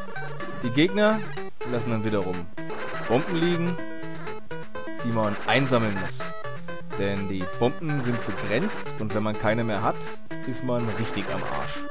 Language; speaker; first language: German; native; German